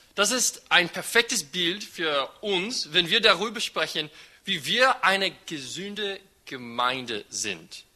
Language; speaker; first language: German; non-native, fluent; English